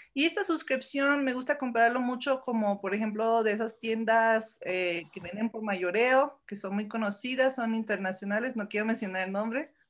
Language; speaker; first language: Spanish; early bilingual, heritage; Spanish